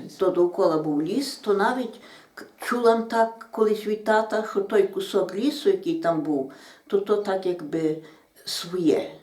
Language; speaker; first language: Ukrainian; native; Ukrainian